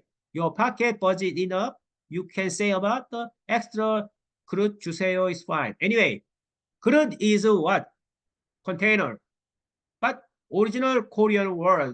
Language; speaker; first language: English; non-native, learner; Korean